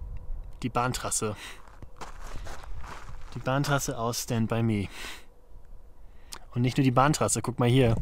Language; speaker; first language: German; native; German